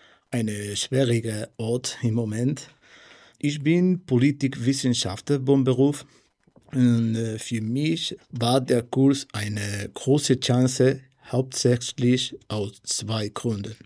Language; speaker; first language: German; non-native, learner; Spanish